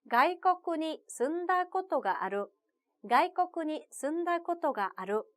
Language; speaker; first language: Japanese; non-native, fluent; Korean